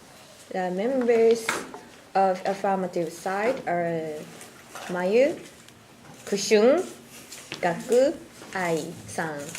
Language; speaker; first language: English; non-native, learner; Japanese